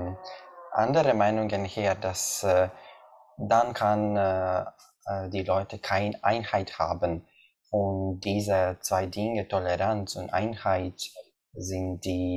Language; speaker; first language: German; non-native, learner; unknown